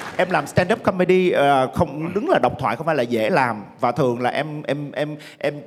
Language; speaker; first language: Vietnamese; native; Vietnamese